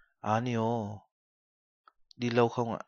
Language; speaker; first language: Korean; non-native, fluent; Vietnamese